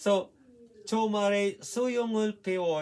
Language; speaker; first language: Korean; non-native, learner; Filipino